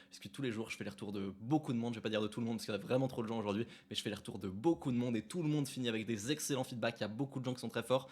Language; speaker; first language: French; native; French